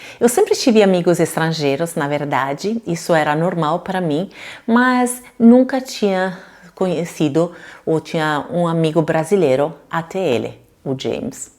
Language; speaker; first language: Portuguese; non-native, fluent; Italian